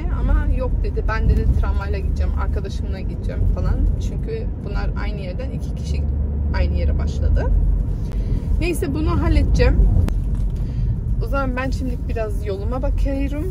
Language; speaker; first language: Turkish; early bilingual, heritage; Turkish